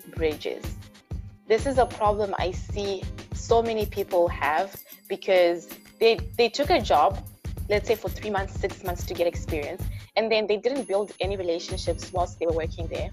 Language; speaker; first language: English; non-native, local second language; Shona